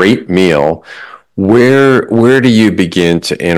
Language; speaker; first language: English; native; English